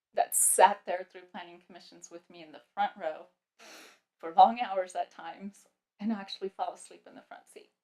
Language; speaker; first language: English; early bilingual, other home language; Punjabi